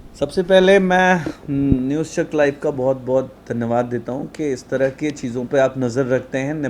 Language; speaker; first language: Hindi; native; Hindi